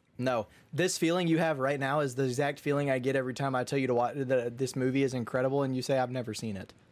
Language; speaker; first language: English; native; English